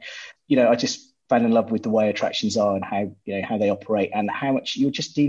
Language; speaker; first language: English; native; English